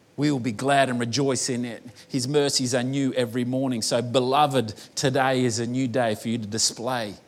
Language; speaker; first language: English; native; English